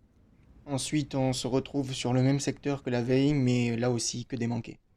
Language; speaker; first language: French; native; French